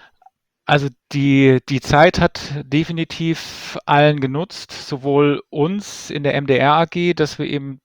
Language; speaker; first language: German; native; German